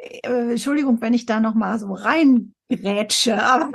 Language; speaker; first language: German; native; German